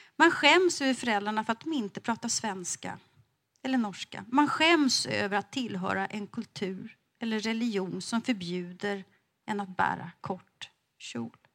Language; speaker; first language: Swedish; native; Swedish